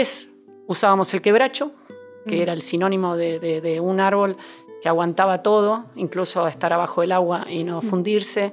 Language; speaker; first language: Spanish; native; Spanish